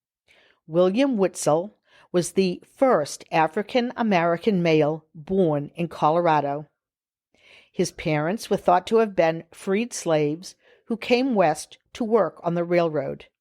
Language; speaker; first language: English; native; English